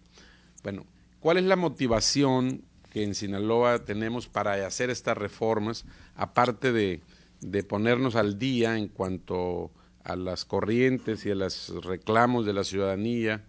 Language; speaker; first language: Spanish; native; Spanish